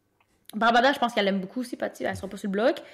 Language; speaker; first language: French; native; French